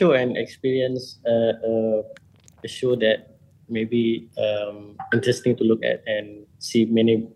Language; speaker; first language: English; non-native, local second language; Malay